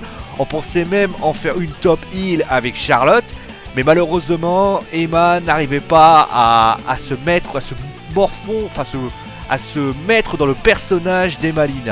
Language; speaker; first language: French; native; French